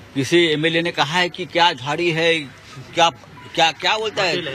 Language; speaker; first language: Hindi; non-native, local second language; Marathi